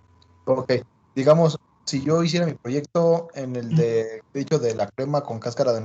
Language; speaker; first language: Spanish; native; Spanish